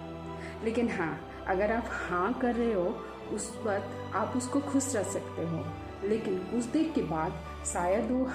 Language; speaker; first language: Hindi; non-native, local second language; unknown